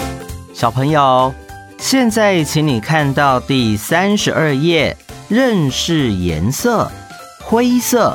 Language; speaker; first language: Chinese; native; Chinese